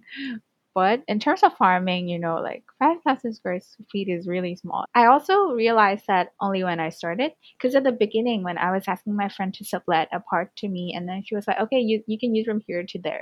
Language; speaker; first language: English; non-native, local second language; Cantonese